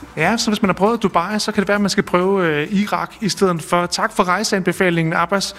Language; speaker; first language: Danish; native; Danish